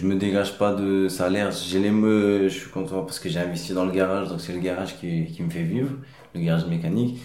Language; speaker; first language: French; early bilingual, other home language; Arabic